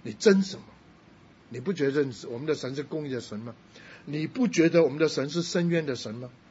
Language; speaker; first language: Chinese; non-native, local second language; Cantonese